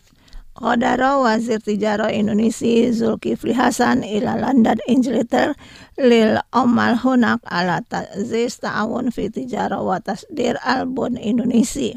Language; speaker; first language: Arabic; non-native, fluent; Indonesian